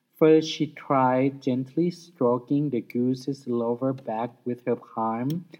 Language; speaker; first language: English; non-native, fluent; Thai